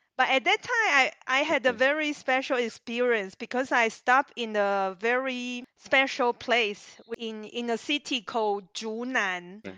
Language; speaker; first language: English; non-native, learner; Chinese